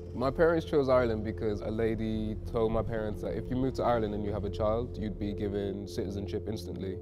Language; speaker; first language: English; native; English